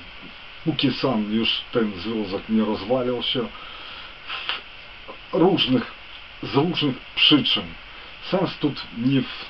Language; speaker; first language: Polish; non-native, fluent; Ukrainian